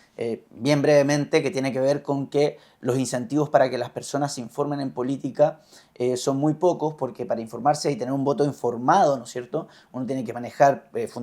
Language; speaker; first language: Spanish; native; Spanish